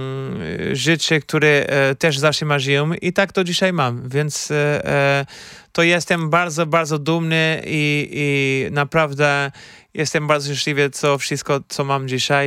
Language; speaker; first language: Polish; non-native, fluent; Portuguese